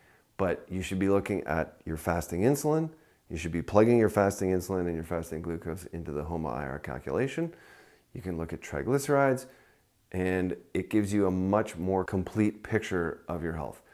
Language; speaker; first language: English; native; English